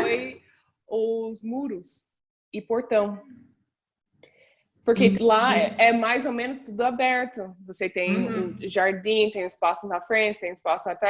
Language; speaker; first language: Portuguese; non-native, fluent; English